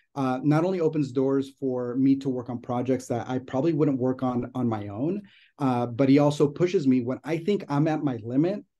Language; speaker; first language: English; native; English